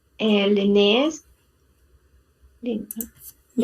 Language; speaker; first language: French; non-native, learner; Spanish